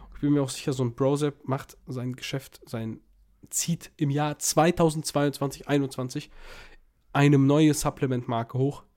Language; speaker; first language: German; early bilingual, other home language; Russian